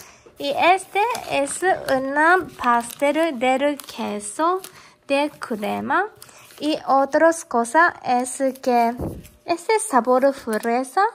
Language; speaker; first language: Spanish; non-native, learner; Japanese